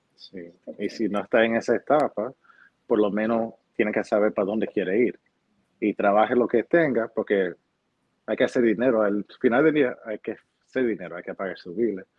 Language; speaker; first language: Spanish; early bilingual, heritage; Spanish